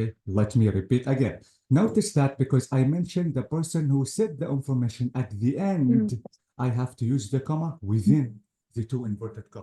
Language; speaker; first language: English; non-native, fluent; Arabic